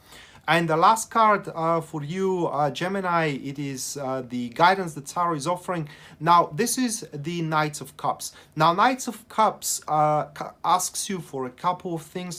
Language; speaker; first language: English; non-native, fluent; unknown